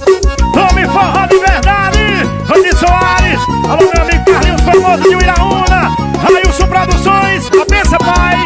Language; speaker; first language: Portuguese; native; Portuguese